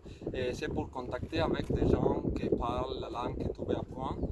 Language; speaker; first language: French; non-native, learner; Spanish